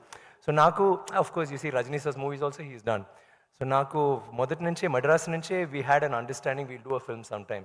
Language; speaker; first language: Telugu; non-native, learner; Tamil